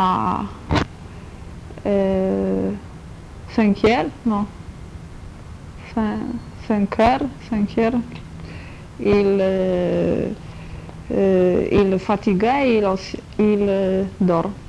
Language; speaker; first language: French; non-native, learner; Polish